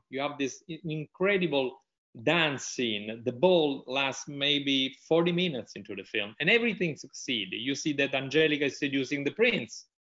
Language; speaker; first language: English; non-native, fluent; Italian